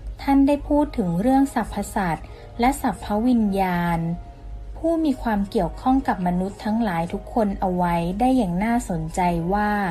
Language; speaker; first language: Thai; native; Thai